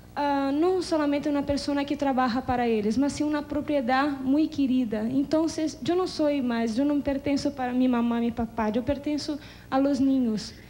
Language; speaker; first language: Spanish; non-native, learner; Portuguese